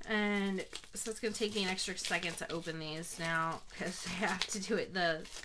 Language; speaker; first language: English; native; English